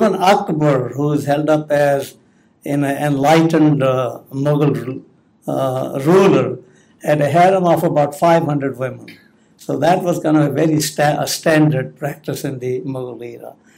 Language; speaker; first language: English; non-native, local second language; Punjabi